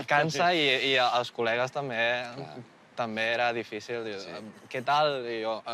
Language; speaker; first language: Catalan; early bilingual, other home language; Chinese